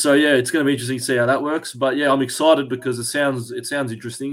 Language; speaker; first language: English; early bilingual, other home language; Greek